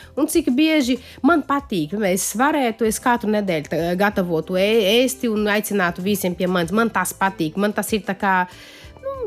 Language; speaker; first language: Latvian; non-native, fluent; Portuguese